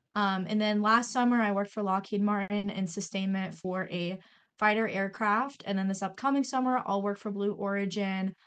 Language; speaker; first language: English; native; English